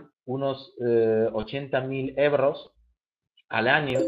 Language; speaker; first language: Spanish; native; Spanish